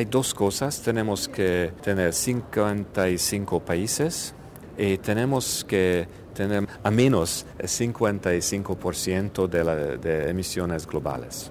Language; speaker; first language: Spanish; non-native, fluent; Hungarian